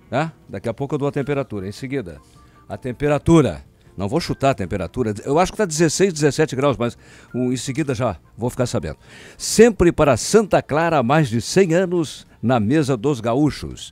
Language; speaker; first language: Portuguese; native; Portuguese